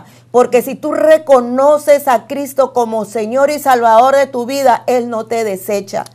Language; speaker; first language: Spanish; native; Spanish